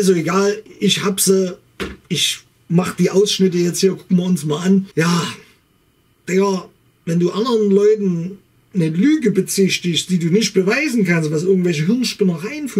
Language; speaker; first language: German; native; German